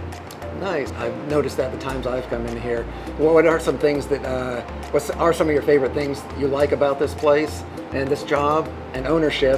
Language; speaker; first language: English; native; English